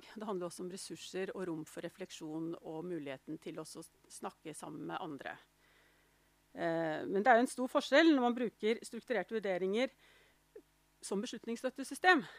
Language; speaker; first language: Norwegian; native; Norwegian